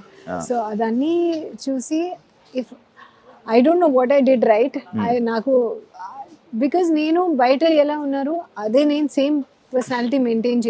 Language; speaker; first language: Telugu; non-native, learner; Hindi